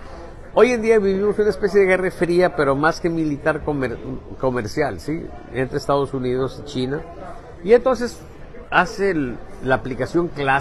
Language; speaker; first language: Spanish; native; Spanish